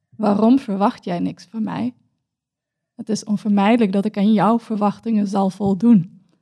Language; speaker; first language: Dutch; early bilingual, other home language; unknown